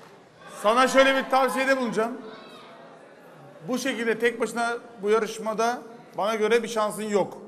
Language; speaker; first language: Turkish; native; Turkish